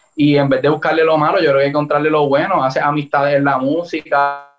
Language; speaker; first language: Spanish; native; Spanish